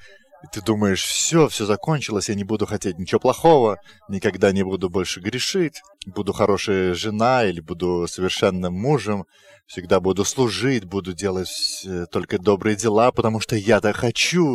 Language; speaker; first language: Russian; non-native, fluent; Lithuanian